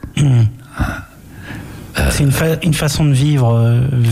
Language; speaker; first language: French; native; French